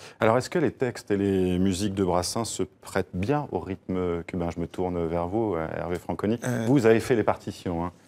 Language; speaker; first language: French; native; French